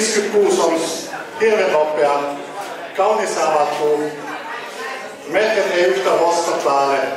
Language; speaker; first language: Finnish; non-native, learner; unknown